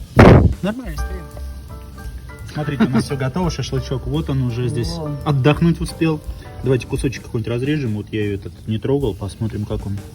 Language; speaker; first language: Russian; native; Russian